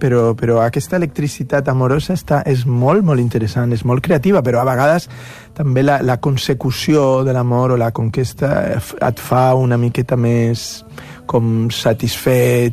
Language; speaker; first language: Catalan; non-native, fluent; Spanish